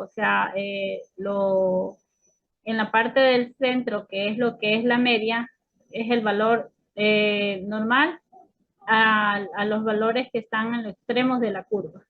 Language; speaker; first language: Spanish; native; Spanish